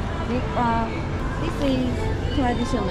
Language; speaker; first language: English; non-native, learner; Japanese